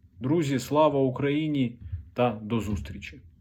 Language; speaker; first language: Ukrainian; non-native, local second language; Russian